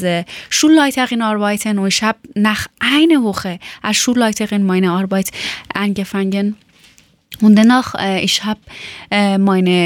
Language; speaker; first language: German; non-native, learner; Persian